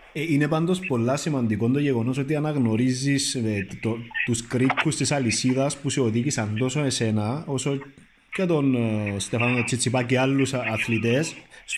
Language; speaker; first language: Greek; native; Greek